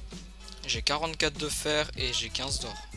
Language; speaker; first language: French; native; French